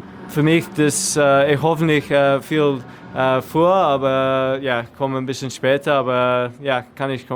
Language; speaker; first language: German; non-native, learner; English